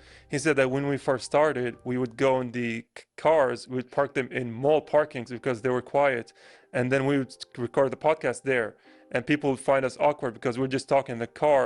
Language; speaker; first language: English; non-native, fluent; Arabic